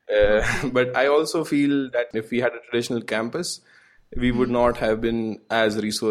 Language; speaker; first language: English; non-native, local second language; Gujarati